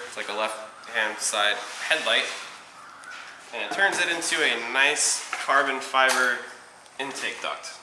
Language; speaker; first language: English; native; English